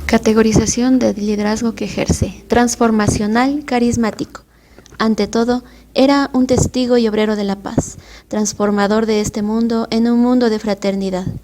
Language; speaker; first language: Spanish; native; Spanish